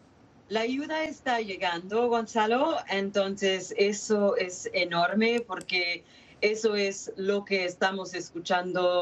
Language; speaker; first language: Spanish; non-native, fluent; Haitian Creole